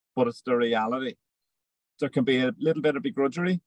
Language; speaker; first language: English; native; English